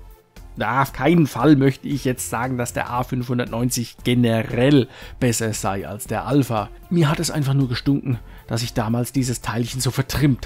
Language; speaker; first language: German; native; German